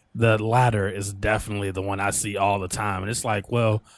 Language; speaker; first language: English; native; English